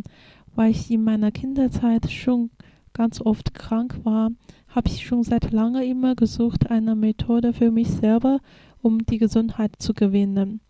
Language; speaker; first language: German; non-native, fluent; Chinese